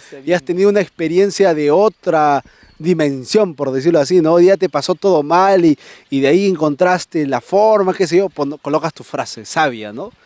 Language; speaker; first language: Spanish; native; Spanish